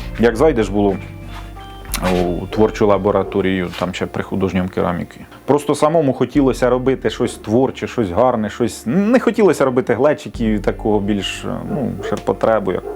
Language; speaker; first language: Ukrainian; native; Ukrainian